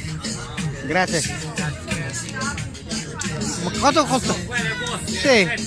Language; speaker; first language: Italian; non-native, learner; Filipino